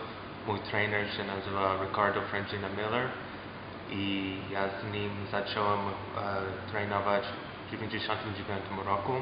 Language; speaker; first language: Polish; early bilingual, heritage; Polish